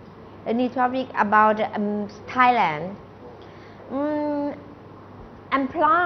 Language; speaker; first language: English; non-native, learner; Thai